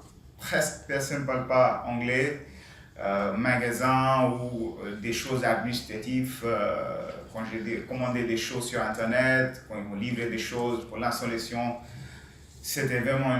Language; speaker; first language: French; non-native, learner; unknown